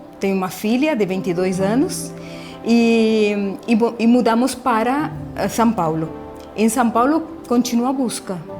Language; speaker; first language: Portuguese; non-native, fluent; Spanish